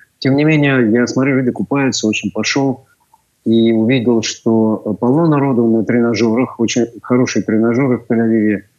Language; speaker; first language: Russian; native; Russian